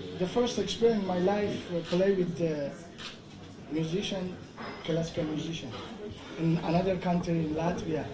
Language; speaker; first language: English; non-native, learner; Persian